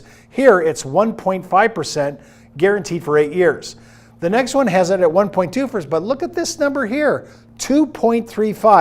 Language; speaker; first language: English; native; English